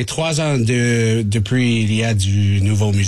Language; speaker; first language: French; non-native, learner; English